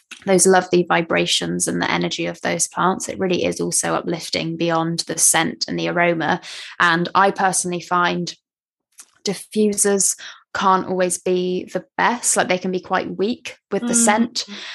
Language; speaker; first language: English; native; English